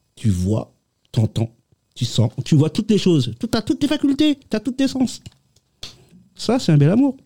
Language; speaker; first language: French; native; French